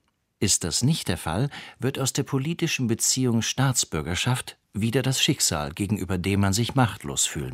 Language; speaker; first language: German; native; German